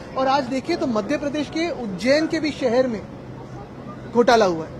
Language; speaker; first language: Hindi; non-native, local second language; Marathi